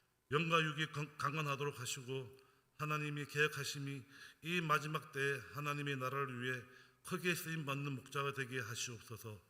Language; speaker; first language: Korean; native; Korean